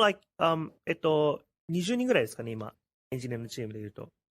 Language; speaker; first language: Japanese; native; Japanese